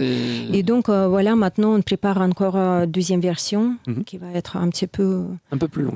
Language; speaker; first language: French; non-native, fluent; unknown